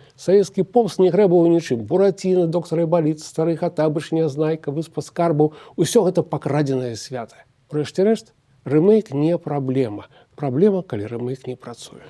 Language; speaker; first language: Belarusian; native; Belarusian